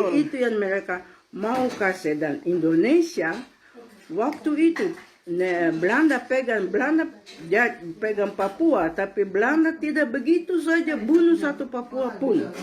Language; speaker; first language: Indonesian; non-native, local second language; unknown